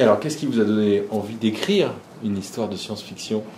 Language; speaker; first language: French; native; French